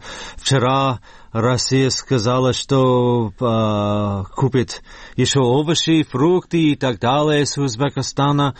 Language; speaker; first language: Russian; non-native, fluent; English